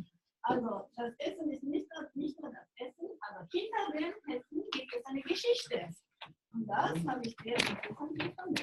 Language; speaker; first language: German; non-native, fluent; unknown